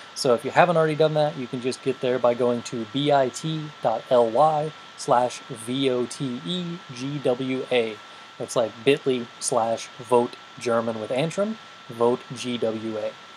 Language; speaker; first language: English; native; English